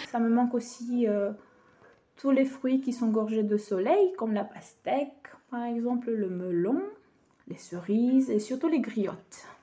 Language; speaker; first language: French; non-native, fluent; Romanian